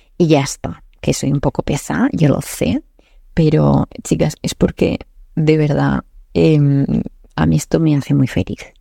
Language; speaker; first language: Spanish; native; Spanish